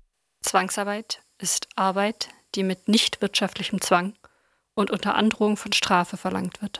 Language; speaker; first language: German; native; German